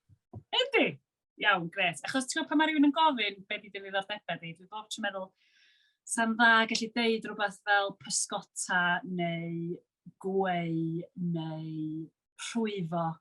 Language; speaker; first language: Welsh; native; Welsh